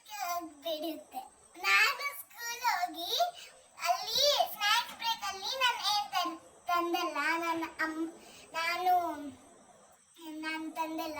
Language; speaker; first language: Kannada; non-native, local second language; Hindi